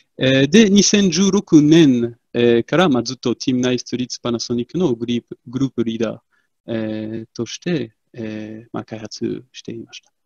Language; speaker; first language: Japanese; non-native, fluent; French